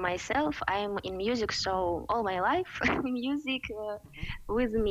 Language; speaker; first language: English; non-native, fluent; Ukrainian